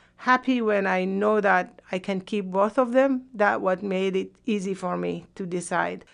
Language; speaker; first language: English; non-native, fluent; Arabic